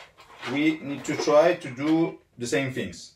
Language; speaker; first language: English; non-native, learner; Italian